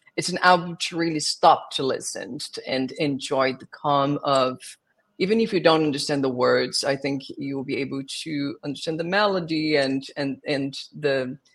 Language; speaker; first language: English; non-native, fluent; Portuguese